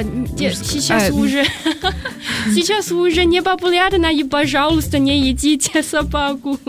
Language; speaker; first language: Russian; non-native, learner; Chinese